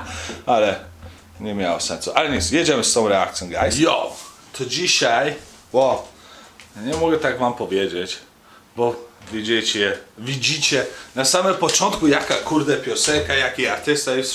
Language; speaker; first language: Polish; early bilingual, heritage; Polish